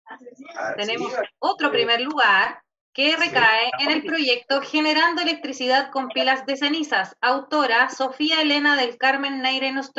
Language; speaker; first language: Spanish; native; Spanish